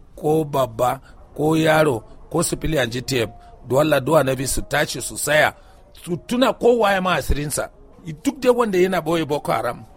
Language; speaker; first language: Hausa; non-native, local second language; Kanuri